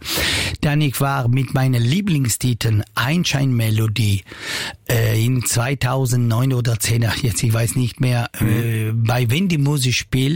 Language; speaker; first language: German; non-native, local second language; Italian